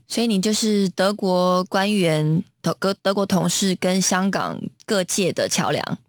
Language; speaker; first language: Chinese; native; Chinese